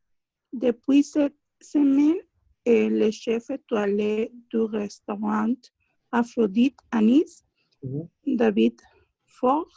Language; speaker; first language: French; non-native, learner; Spanish